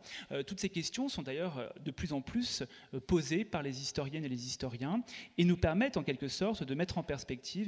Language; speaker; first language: French; native; French